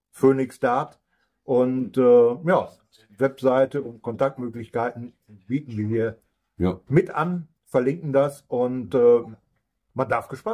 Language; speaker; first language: German; native; German